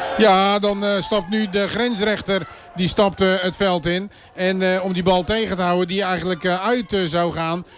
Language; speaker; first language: Dutch; native; Dutch